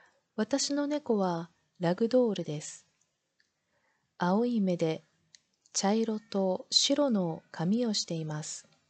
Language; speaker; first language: Japanese; non-native, learner; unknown